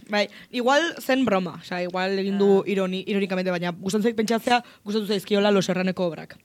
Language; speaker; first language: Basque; non-native, local second language; Spanish